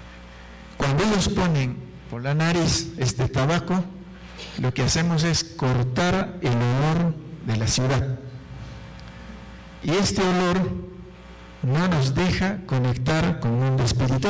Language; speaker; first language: Spanish; non-native, local second language; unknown